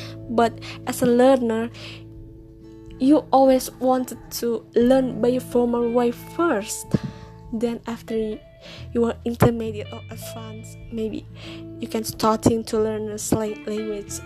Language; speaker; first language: English; non-native, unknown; Indonesian